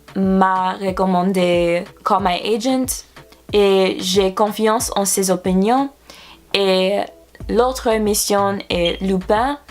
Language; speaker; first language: French; non-native, learner; English